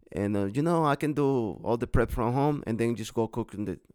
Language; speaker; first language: English; non-native, learner; Spanish